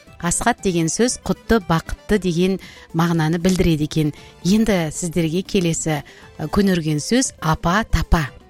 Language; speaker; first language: Kazakh; native; Kazakh